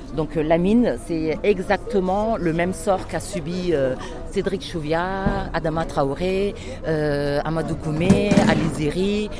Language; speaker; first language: French; early bilingual, other home language; Wolof